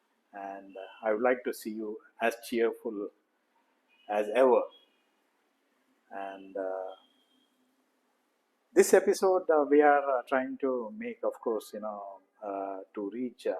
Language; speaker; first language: English; non-native, local second language; Kannada